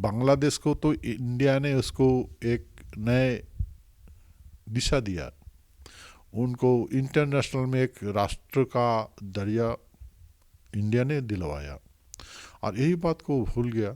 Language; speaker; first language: Hindi; non-native, local second language; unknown